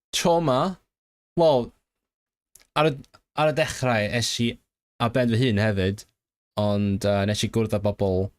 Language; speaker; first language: Welsh; non-native, fluent; Cantonese